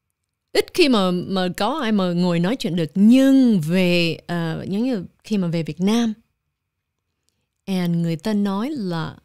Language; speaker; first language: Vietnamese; early bilingual, heritage; Vietnamese